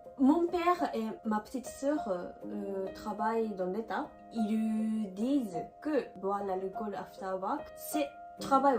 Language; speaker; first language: French; non-native, learner; Japanese